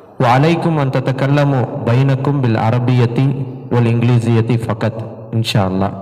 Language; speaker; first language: Arabic; non-native, fluent; Tamil